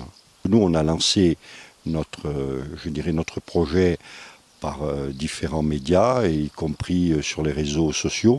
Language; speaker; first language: French; native; French